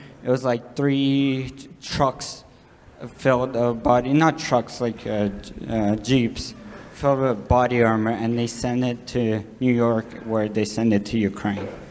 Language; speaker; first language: English; non-native, fluent; Ukrainian